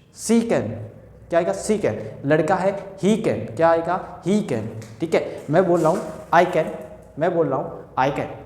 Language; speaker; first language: Hindi; native; Hindi